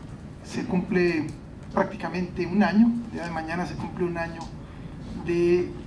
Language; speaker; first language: Spanish; native; Spanish